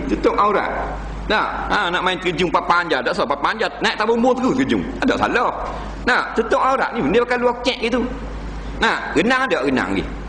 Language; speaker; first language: Malay; native; Malay